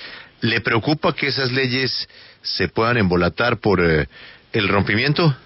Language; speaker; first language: Spanish; native; Spanish